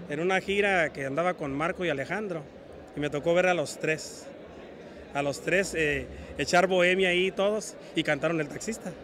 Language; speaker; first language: Spanish; native; Spanish